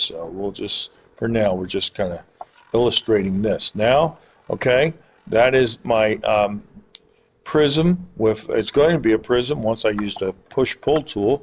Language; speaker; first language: English; native; English